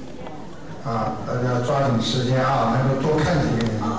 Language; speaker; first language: Chinese; native; Chinese